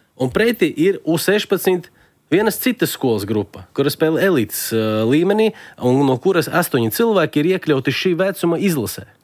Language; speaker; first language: Latvian; non-native, local second language; Russian